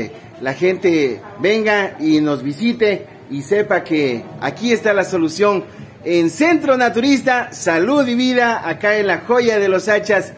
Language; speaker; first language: Spanish; native; Spanish